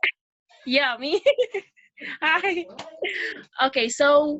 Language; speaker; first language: English; non-native, learner; Indonesian